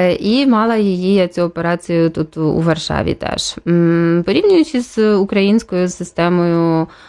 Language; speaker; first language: Ukrainian; native; Ukrainian